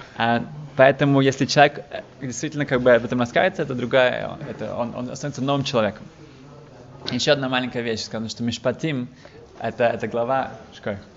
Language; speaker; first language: Russian; early bilingual, heritage; Russian